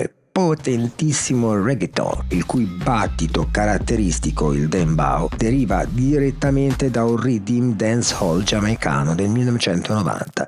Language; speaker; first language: Italian; native; Italian